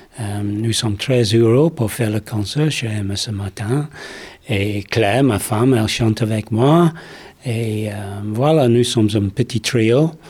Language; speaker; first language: French; non-native, learner; English